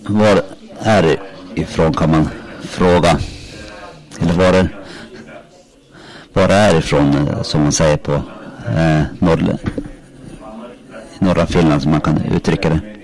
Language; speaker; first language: Swedish; non-native, local second language; Finnish